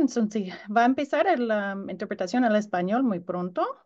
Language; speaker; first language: Spanish; non-native, learner; English